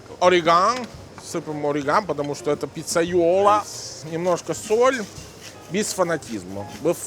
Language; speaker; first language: Russian; non-native, fluent; Italian